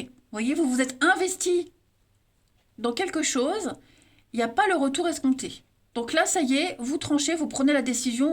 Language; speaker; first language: French; native; French